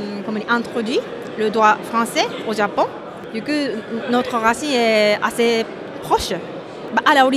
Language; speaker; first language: French; non-native, fluent; Japanese